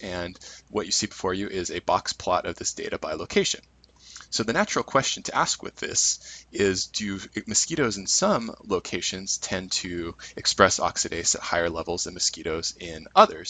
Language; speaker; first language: English; native; English